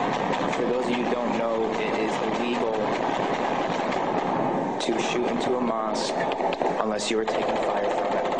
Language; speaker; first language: English; native; English